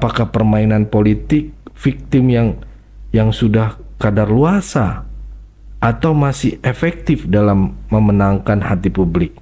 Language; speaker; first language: Indonesian; native; Indonesian